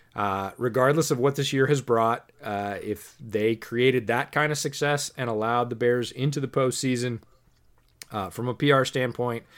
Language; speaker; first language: English; native; English